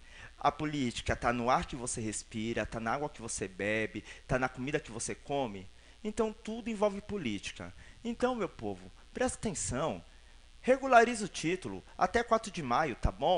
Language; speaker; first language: Portuguese; native; Portuguese